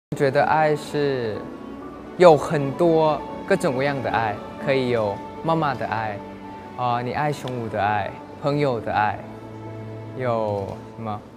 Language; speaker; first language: Chinese; non-native, fluent; Thai